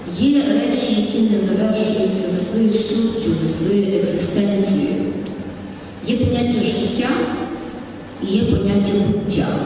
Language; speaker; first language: Ukrainian; native; Ukrainian